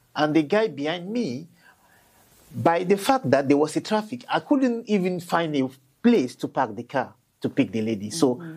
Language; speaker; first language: English; non-native, local second language; French